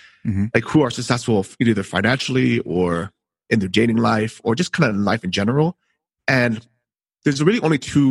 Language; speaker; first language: English; native; English